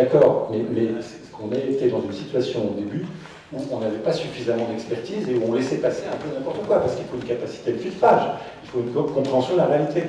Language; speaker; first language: French; native; French